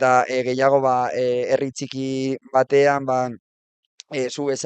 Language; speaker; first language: Basque; non-native, local second language; Spanish